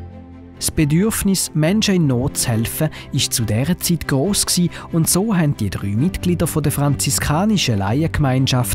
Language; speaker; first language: German; native; German